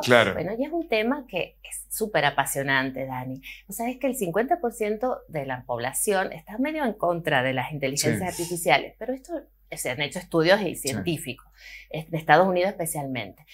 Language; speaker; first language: Spanish; native; Spanish